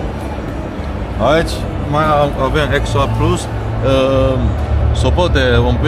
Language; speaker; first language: Romanian; non-native, learner; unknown